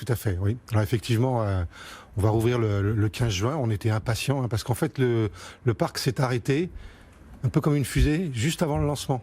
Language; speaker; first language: French; native; French